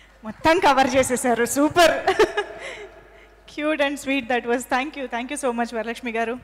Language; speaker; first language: Telugu; native; Telugu